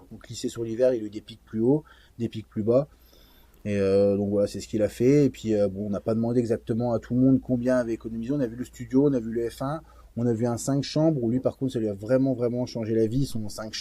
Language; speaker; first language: French; native; French